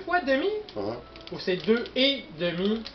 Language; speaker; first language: French; native; French